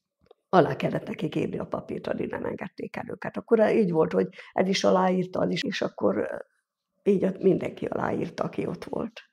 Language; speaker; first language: Hungarian; native; Hungarian